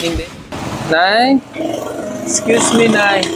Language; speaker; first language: Filipino; non-native, learner; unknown